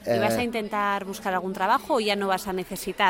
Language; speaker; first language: Spanish; native; Spanish